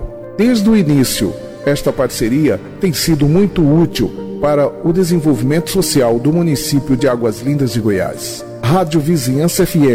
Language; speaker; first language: Portuguese; native; Portuguese